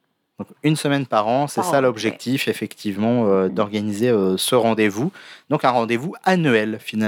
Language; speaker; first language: French; native; French